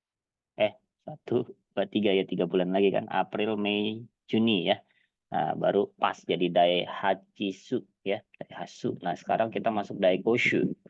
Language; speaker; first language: Indonesian; native; Indonesian